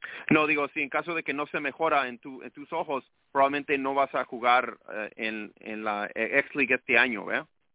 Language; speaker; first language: Spanish; early bilingual, heritage; Spanish